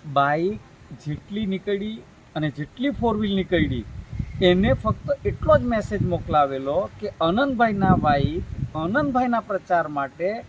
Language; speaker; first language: Gujarati; native; Gujarati